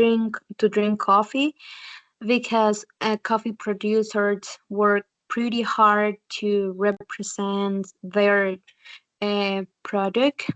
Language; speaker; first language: English; non-native, learner; Spanish